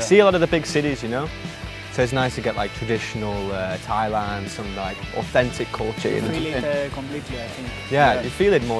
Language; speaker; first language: English; non-native, fluent; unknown